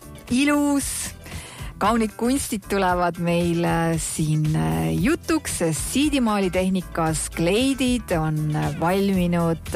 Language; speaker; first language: Estonian; native; Estonian